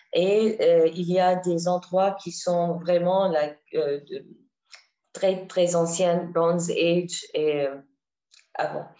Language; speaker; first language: French; non-native, learner; Arabic